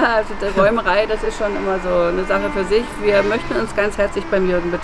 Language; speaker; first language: German; native; German